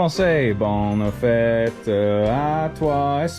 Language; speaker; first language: French; non-native, learner; English